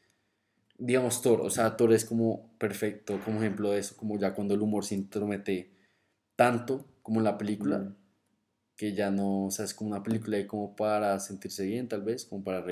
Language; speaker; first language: Spanish; native; Spanish